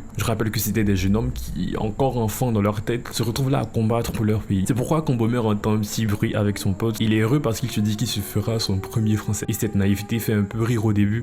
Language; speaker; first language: French; native; French